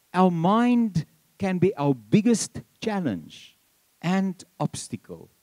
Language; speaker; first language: English; non-native, local second language; Afrikaans